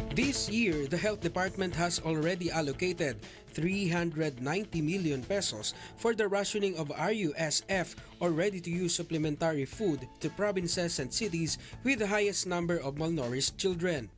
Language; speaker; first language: English; non-native, local second language; Filipino